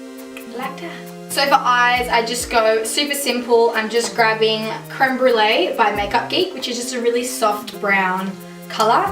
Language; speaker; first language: English; native; English